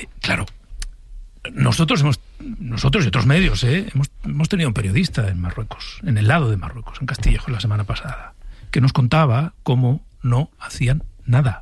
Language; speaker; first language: Spanish; native; Spanish